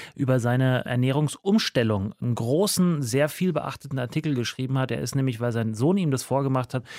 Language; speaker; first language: German; native; German